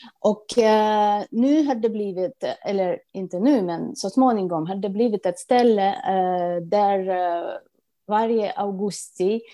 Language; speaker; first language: Swedish; non-native, fluent; Russian